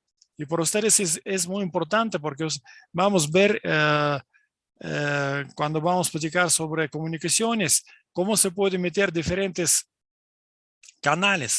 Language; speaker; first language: Spanish; non-native, fluent; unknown